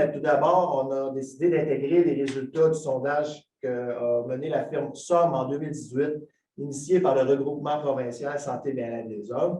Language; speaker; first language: French; native; French